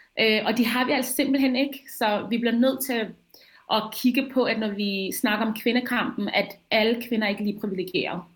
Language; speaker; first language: Danish; early bilingual, other home language; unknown